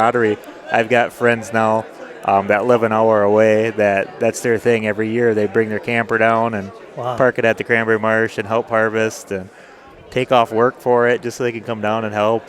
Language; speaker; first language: English; native; English